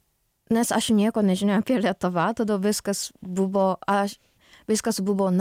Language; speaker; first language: Lithuanian; non-native, learner; Japanese